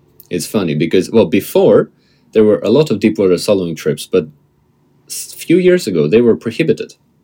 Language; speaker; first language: English; non-native, fluent; Russian